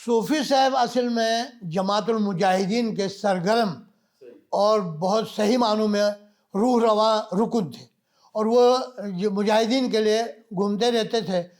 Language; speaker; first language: Urdu; non-native, local second language; Balti